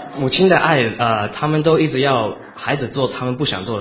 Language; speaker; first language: Chinese; early bilingual, heritage; Chinese